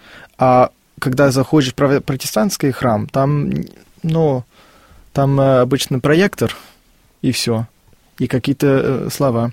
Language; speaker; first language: Russian; non-native, fluent; Afrikaans